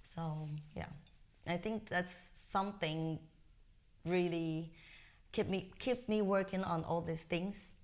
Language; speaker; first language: English; non-native, fluent; Chinese